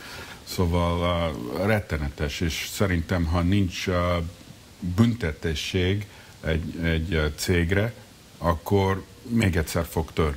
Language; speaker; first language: Hungarian; early bilingual, heritage; Hungarian